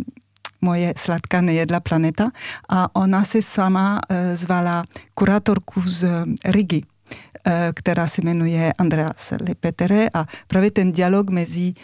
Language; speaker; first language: Czech; non-native, fluent; French